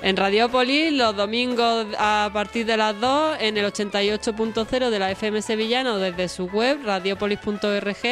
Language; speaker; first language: Spanish; native; Spanish